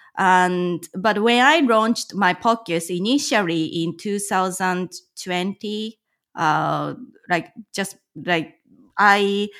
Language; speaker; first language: English; non-native, fluent; Japanese